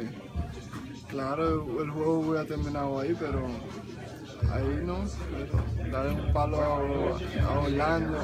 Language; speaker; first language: Spanish; non-native, local second language; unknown